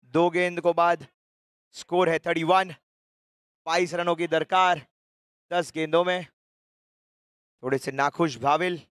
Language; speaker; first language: Hindi; non-native, local second language; Gujarati